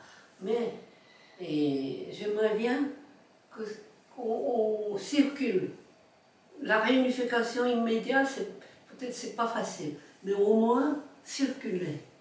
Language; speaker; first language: French; non-native, fluent; Korean